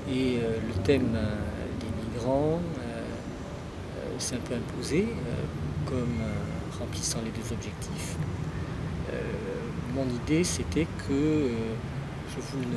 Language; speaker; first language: French; native; French